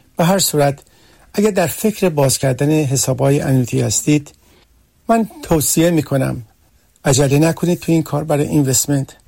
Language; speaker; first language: Persian; early bilingual, heritage; Persian